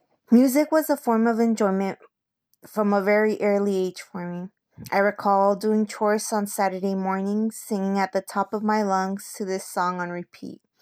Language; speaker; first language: English; early bilingual, other home language; Spanish